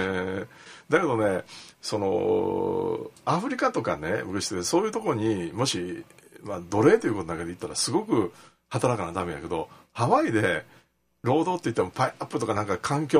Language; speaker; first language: Japanese; native; Japanese